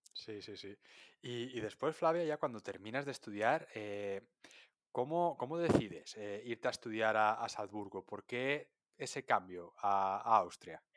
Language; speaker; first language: Spanish; native; Spanish